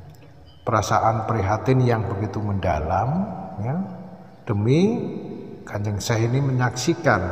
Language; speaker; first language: Indonesian; native; Indonesian